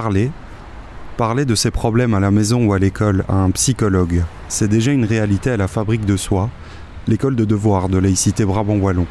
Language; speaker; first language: French; native; French